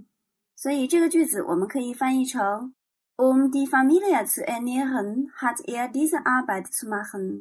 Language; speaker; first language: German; non-native, fluent; Chinese